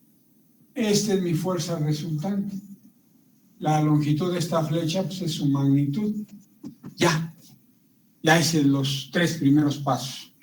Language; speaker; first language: Spanish; native; Spanish